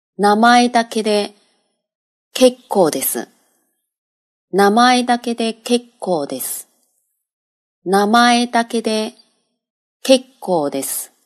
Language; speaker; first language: Japanese; non-native, fluent; Chinese